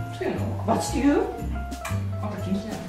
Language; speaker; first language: Japanese; native; Japanese